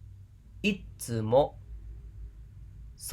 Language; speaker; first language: Japanese; non-native, fluent; Khmer